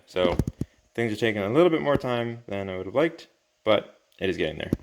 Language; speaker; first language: English; native; English